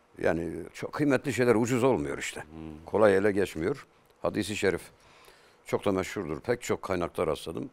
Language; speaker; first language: Turkish; native; Turkish